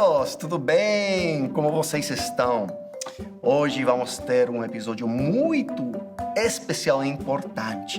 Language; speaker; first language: Portuguese; non-native, fluent; English